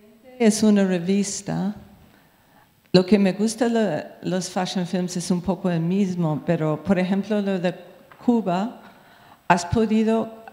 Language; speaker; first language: Spanish; non-native, fluent; English